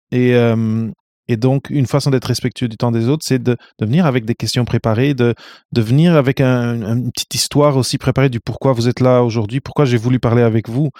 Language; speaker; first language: French; non-native, fluent; Portuguese